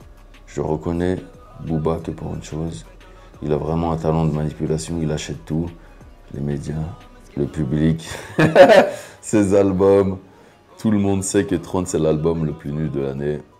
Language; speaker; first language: French; native; French